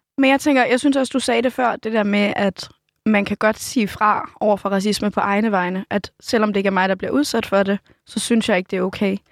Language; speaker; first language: Danish; native; Danish